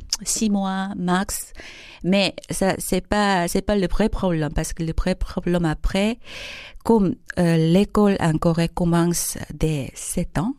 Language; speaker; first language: French; non-native, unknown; Korean